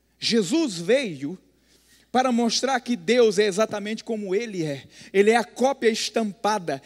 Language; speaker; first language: Portuguese; native; Portuguese